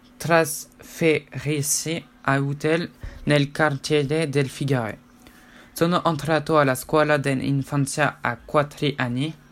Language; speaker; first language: Italian; non-native, learner; French